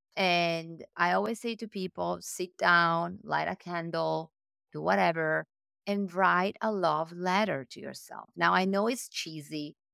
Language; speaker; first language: English; non-native, fluent; Italian